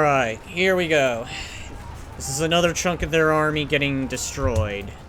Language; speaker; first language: English; native; English